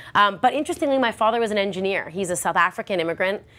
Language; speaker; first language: English; native; English